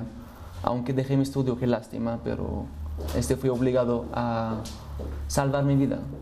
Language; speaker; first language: Spanish; non-native, learner; Kurdish